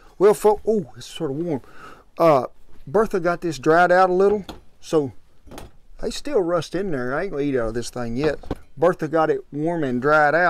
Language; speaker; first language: English; native; English